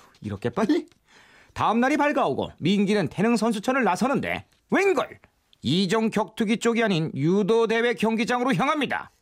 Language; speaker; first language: Korean; native; Korean